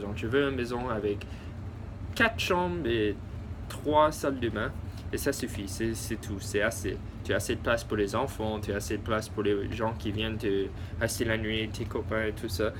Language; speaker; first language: French; early bilingual, heritage; English